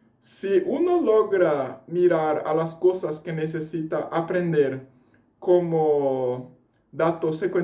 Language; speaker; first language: Spanish; non-native, fluent; Portuguese